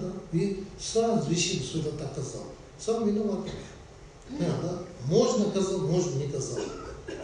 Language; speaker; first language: Russian; non-native, learner; Tibetan